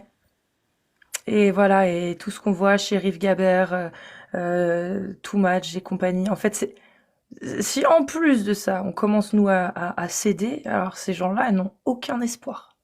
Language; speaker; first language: French; native; French